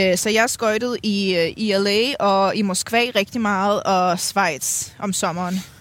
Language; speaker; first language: Danish; early bilingual, other home language; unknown